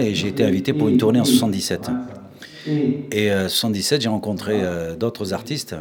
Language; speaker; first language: French; non-native, local second language; Arabic